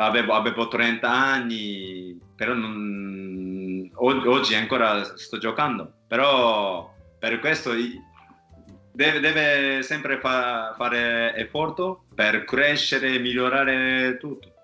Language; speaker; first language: Italian; non-native, fluent; Japanese